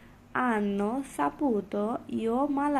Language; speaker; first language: Italian; non-native, learner; Bangla